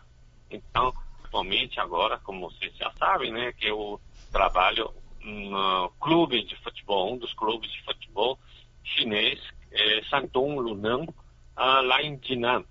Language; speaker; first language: Portuguese; non-native, fluent; Chinese